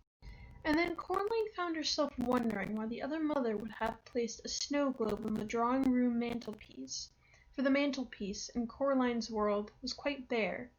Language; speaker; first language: English; native; English